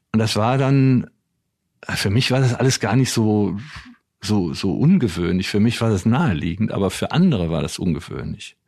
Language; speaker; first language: German; native; German